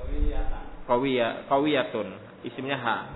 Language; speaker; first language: Arabic; non-native, fluent; Indonesian